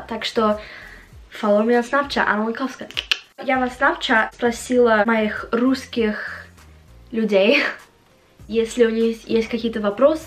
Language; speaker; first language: Russian; early bilingual, heritage; Russian